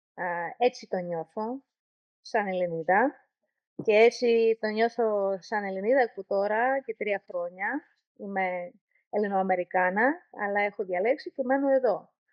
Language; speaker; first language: Greek; non-native, learner; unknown